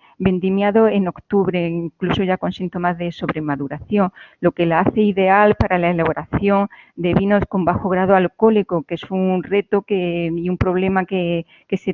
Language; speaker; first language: Spanish; native; Spanish